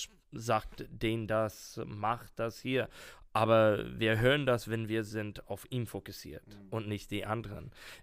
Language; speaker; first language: German; non-native, learner; English